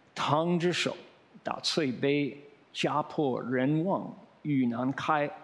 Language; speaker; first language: English; native; English